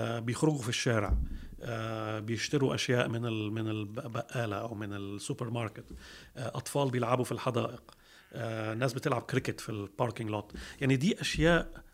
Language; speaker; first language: Arabic; early bilingual, heritage; Arabic